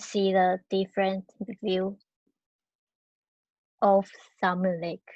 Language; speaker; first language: English; non-native, learner; Chinese